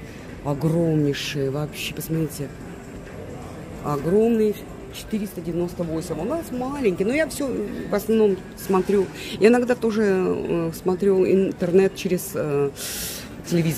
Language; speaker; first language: Russian; native; Russian